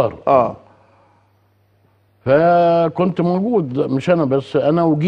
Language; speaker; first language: Arabic; native; Arabic